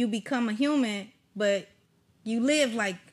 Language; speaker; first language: English; native; English